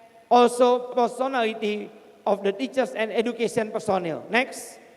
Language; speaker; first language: English; non-native, fluent; Indonesian